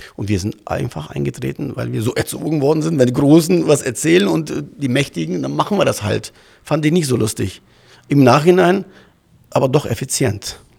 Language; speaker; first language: German; early bilingual, other home language; Turkish